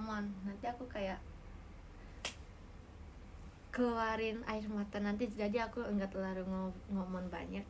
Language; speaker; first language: Indonesian; native; Indonesian